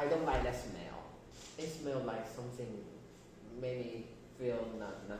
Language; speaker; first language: English; non-native, learner; Chinese